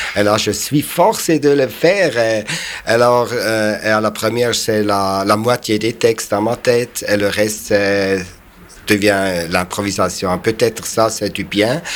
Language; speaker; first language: French; non-native, local second language; Swiss German